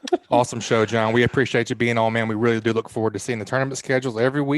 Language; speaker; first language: English; native; English